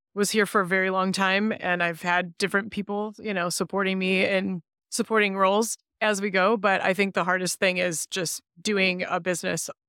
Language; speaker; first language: English; native; English